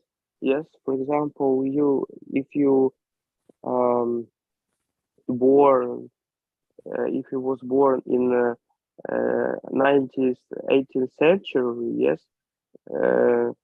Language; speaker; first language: English; non-native, learner; Ukrainian